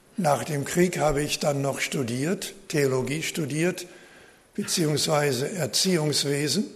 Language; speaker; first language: German; early bilingual, heritage; German